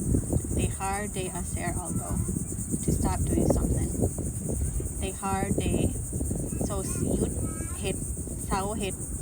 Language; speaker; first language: Spanish; non-native, learner; Lao